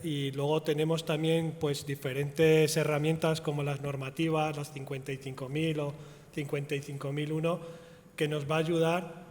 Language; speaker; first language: Spanish; native; Spanish